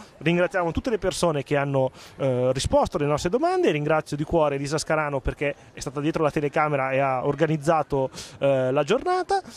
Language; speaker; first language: Italian; native; Italian